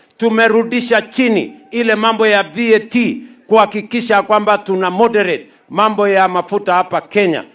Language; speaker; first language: Swahili; non-native, local second language; Kalenjin